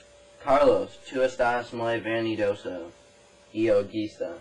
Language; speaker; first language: Spanish; non-native, learner; English